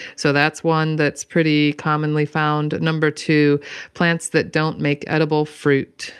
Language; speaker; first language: English; native; English